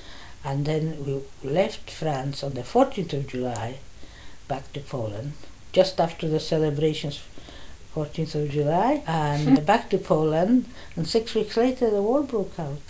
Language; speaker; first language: English; non-native, fluent; Polish